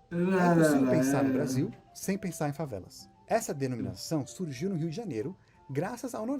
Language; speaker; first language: Portuguese; native; Portuguese